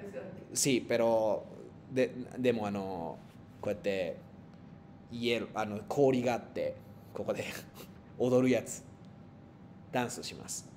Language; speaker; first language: Japanese; non-native, fluent; Spanish